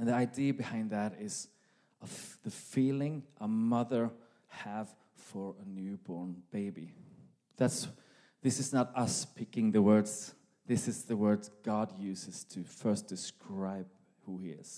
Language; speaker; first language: English; non-native, fluent; Norwegian